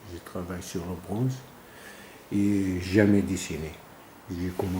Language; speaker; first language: French; non-native, learner; Arabic